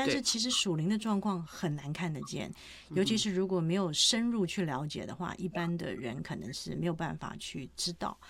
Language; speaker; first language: Chinese; native; Chinese